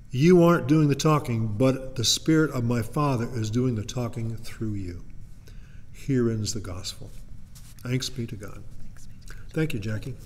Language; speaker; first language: English; native; English